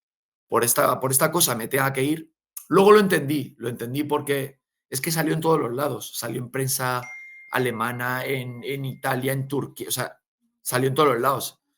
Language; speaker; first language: Spanish; native; Spanish